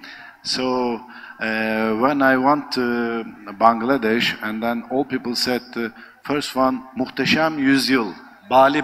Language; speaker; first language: English; non-native, learner; Turkish